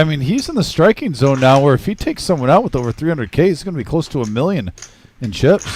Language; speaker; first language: English; native; English